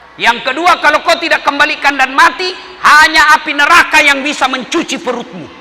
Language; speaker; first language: Indonesian; non-native, local second language; Buginese